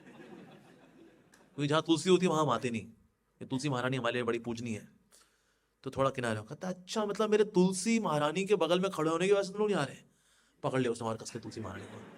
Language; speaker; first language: Hindi; native; Hindi